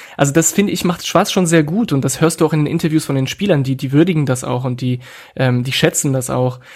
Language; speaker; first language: German; non-native, fluent; French